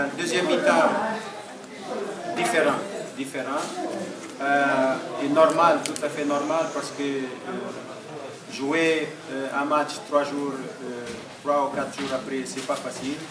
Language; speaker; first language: French; non-native, fluent; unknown